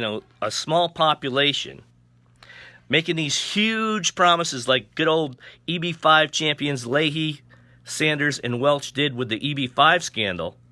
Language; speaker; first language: English; native; English